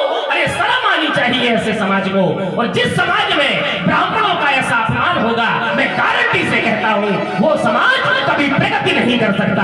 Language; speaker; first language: Hindi; native; Hindi